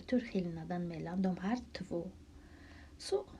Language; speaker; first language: Swedish; non-native, fluent; Kurdish